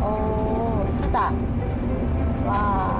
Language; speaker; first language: Japanese; non-native, learner; Korean